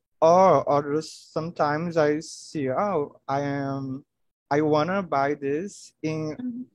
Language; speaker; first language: English; non-native, learner; Portuguese